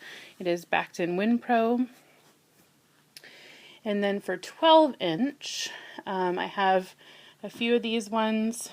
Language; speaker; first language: English; native; English